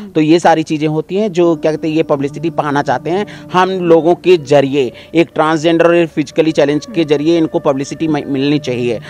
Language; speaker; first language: Hindi; native; Hindi